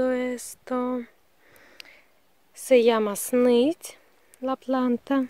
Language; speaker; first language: Spanish; non-native, learner; Russian